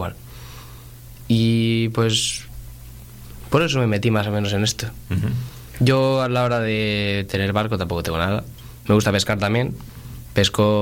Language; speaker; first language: Spanish; native; Spanish